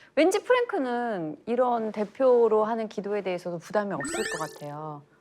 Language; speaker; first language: Korean; native; Korean